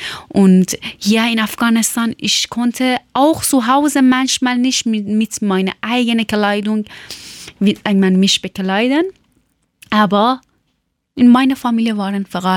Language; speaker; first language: German; non-native, learner; Persian